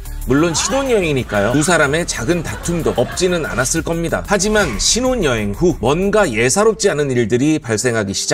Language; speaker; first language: Korean; native; Korean